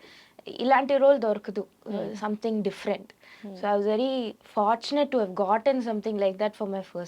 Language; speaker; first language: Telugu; non-native, learner; Tamil